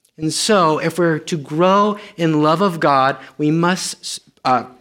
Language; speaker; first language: English; non-native, fluent; Romanian